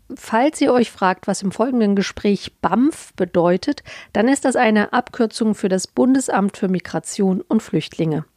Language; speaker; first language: German; native; German